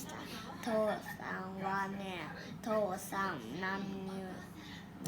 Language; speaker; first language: Japanese; non-native, learner; Thai